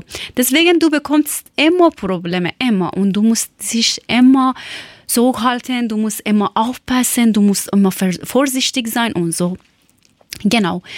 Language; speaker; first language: German; non-native, learner; Persian